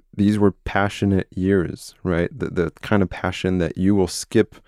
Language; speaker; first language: English; non-native, fluent; French